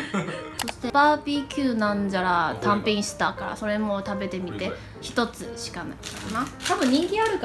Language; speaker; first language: Japanese; non-native, learner; Chinese